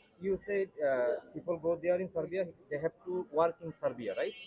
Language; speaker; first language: English; non-native, learner; Bangla